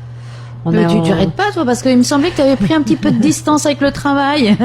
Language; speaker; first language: French; native; French